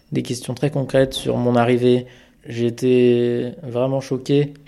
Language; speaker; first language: French; early bilingual, other home language; Amharic